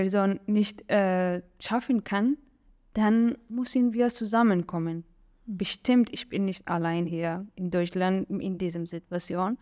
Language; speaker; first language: German; non-native, learner; Persian